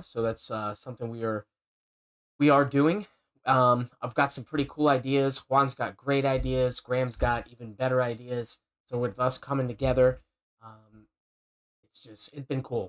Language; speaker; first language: English; native; English